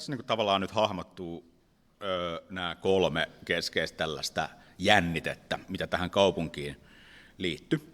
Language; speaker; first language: Finnish; native; Finnish